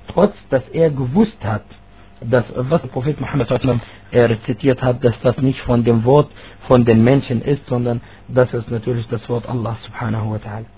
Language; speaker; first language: German; non-native, fluent; Arabic